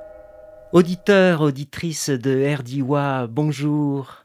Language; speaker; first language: French; native; French